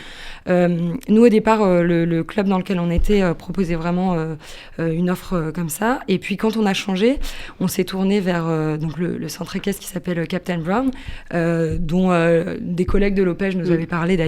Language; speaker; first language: French; native; French